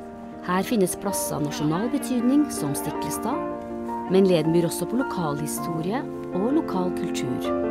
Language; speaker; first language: Norwegian; native; Norwegian